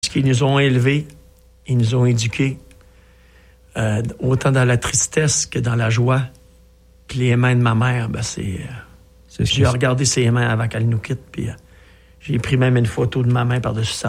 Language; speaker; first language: French; native; French